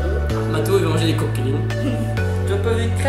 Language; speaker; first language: French; native; French